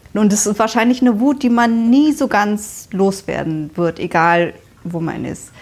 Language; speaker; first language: German; early bilingual, other home language; Vietnamese